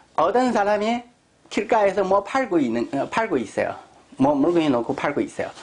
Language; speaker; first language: Korean; non-native, fluent; Chinese